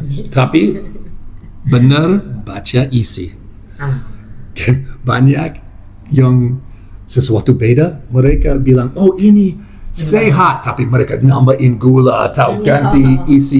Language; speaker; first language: Indonesian; non-native, fluent; English